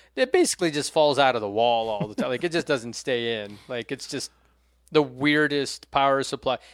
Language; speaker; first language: English; non-native, fluent; Portuguese